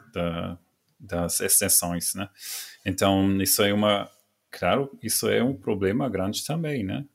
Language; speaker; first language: Portuguese; non-native, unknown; German